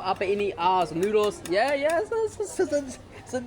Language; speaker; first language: Indonesian; non-native, learner; English